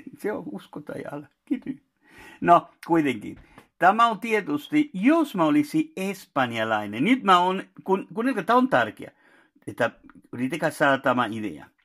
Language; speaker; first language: Finnish; non-native, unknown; Spanish